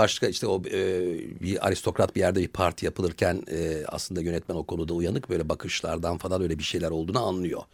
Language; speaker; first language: Turkish; native; Turkish